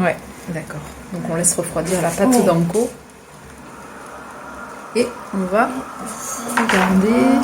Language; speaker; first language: French; native; French